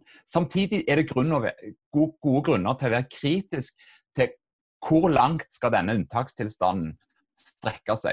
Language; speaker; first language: Norwegian; native; Norwegian